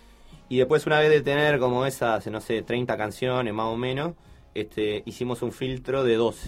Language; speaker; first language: Spanish; native; Spanish